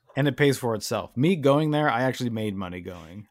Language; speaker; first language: English; native; English